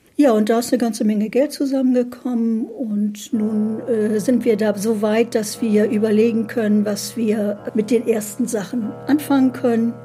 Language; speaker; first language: German; native; German